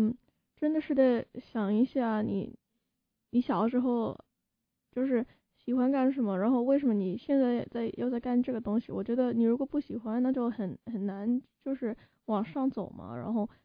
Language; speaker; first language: Chinese; early bilingual, heritage; Chinese